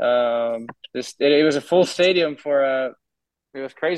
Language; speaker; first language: English; non-native, fluent; Spanish